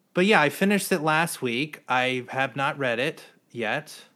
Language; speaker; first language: English; native; English